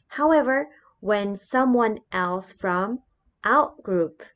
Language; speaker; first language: English; non-native, fluent; Japanese